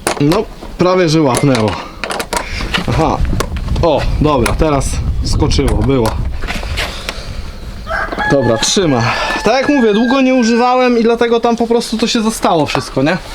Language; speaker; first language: Polish; native; Polish